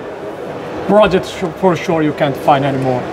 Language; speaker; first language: English; non-native, learner; Italian